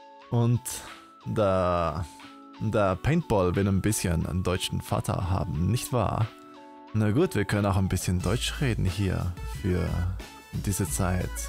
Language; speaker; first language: German; native; German